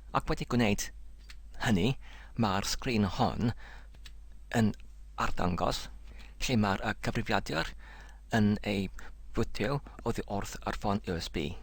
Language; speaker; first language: Welsh; non-native, learner; English